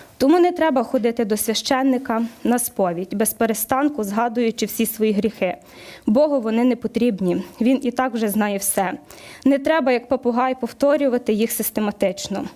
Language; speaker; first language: Ukrainian; native; Ukrainian